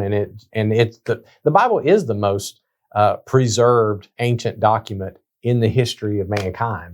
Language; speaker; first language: English; native; English